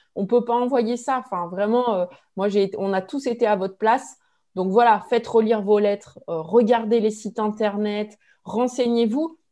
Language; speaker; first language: French; native; French